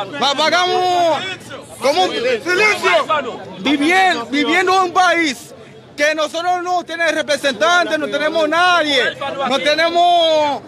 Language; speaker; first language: Spanish; non-native, learner; Haitian Creole